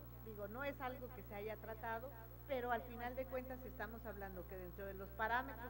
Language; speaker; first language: Spanish; native; Spanish